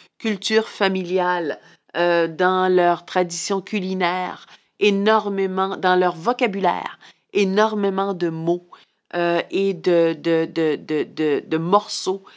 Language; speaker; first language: French; native; French